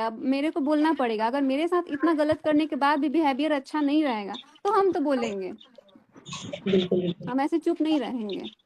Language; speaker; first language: Hindi; native; Hindi